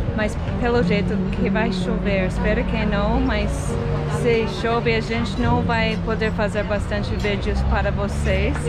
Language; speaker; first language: Portuguese; non-native, learner; English